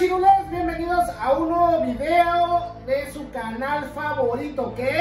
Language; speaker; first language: Spanish; native; Spanish